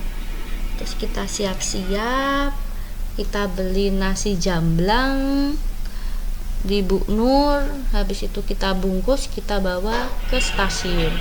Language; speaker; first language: Indonesian; non-native, local second language; Javanese